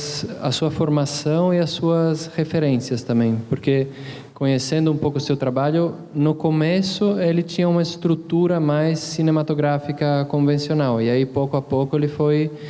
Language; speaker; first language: Portuguese; non-native, fluent; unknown